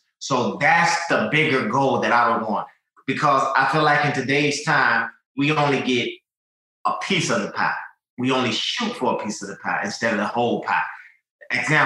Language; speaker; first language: English; native; English